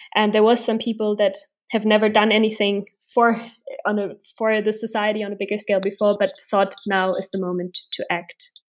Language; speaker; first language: English; non-native, fluent; German